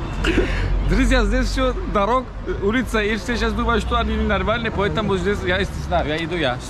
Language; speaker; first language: Russian; non-native, learner; Turkish